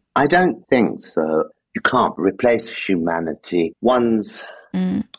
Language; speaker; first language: English; native; English